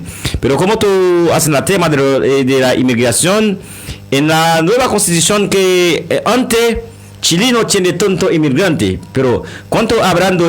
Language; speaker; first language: Spanish; non-native, learner; Haitian Creole